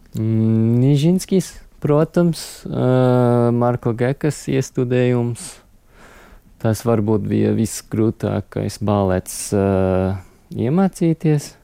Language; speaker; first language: Latvian; non-native, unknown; English